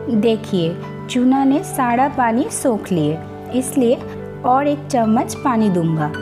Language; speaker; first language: Hindi; non-native, local second language; Bangla